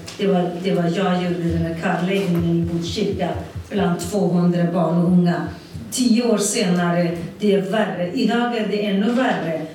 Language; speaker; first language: Swedish; non-native, fluent; Central Kurdish